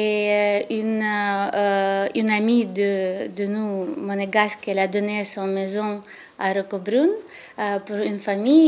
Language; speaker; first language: French; non-native, learner; Ukrainian